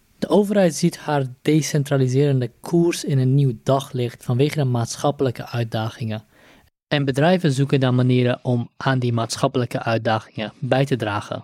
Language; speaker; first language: Dutch; native; Dutch